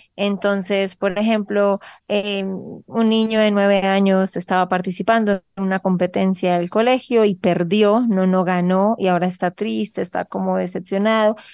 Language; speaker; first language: Spanish; native; Spanish